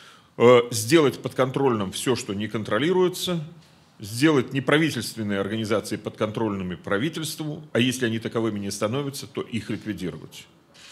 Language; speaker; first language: Russian; native; Russian